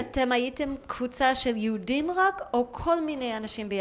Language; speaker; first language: Hebrew; native; Hebrew